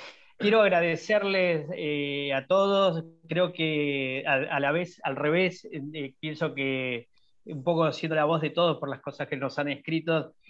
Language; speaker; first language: Spanish; native; Spanish